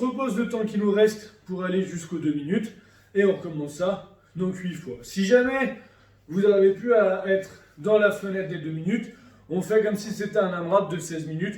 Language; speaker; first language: French; native; French